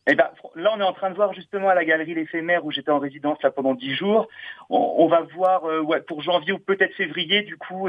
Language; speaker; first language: French; native; French